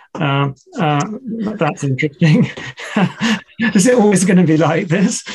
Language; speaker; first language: English; native; English